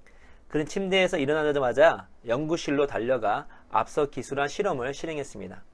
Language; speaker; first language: Korean; native; Korean